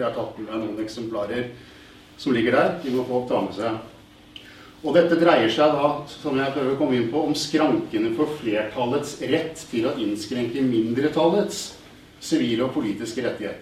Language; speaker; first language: Norwegian; native; Norwegian